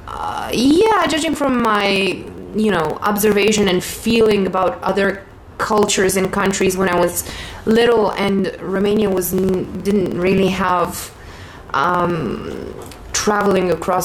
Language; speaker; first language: English; non-native, fluent; Romanian